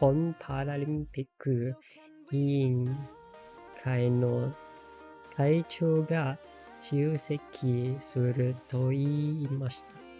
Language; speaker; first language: Japanese; non-native, learner; English